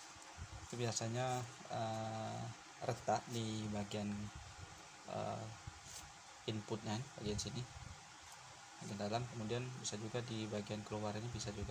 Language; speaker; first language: Indonesian; native; Indonesian